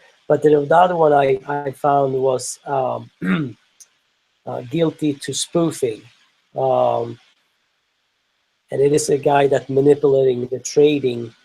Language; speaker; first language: English; non-native, fluent; Swedish